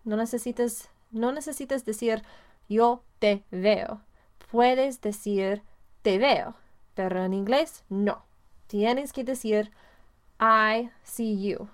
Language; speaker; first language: Spanish; non-native, fluent; English